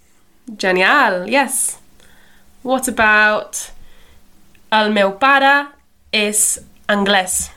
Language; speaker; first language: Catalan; non-native, fluent; English